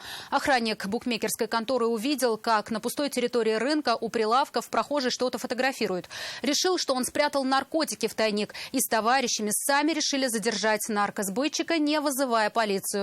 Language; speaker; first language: Russian; native; Russian